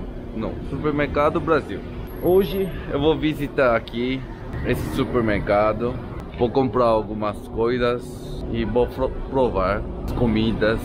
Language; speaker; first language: Portuguese; non-native, learner; Korean